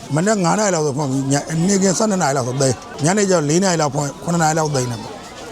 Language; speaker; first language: Burmese; native; Burmese